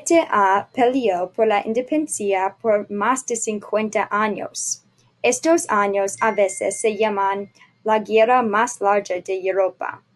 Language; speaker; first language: Spanish; non-native, learner; English